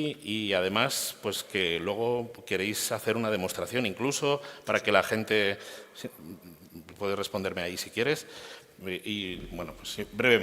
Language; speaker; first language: Spanish; native; Spanish